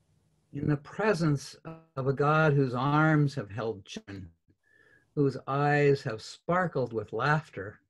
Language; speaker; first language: English; native; English